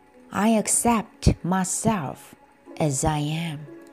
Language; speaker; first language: English; non-native, fluent; Korean